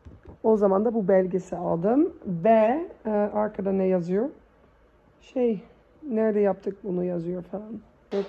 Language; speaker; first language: Turkish; early bilingual, heritage; Turkish